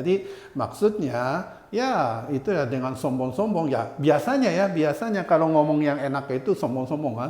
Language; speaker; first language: Indonesian; non-native, fluent; Japanese